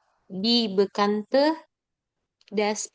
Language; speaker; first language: German; non-native, learner; Indonesian